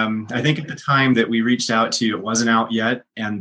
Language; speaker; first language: English; native; English